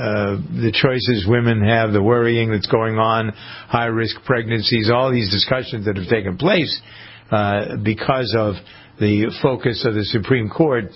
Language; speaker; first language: English; native; English